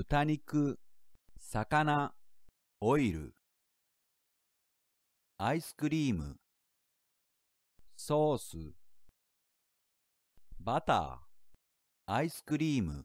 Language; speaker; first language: Japanese; non-native, learner; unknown